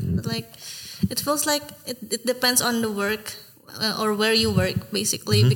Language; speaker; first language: English; non-native, fluent; Indonesian